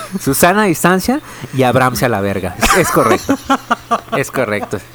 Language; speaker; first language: Spanish; native; Spanish